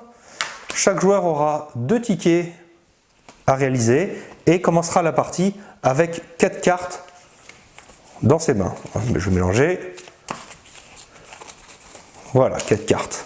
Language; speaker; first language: French; native; French